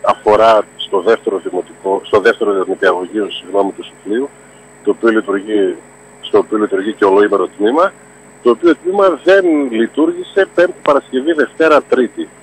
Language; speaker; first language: Greek; native; Greek